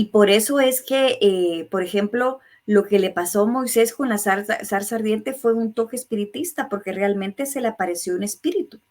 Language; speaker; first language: Spanish; native; Spanish